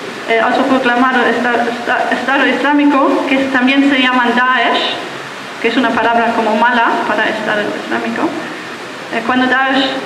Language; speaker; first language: Spanish; non-native, fluent; German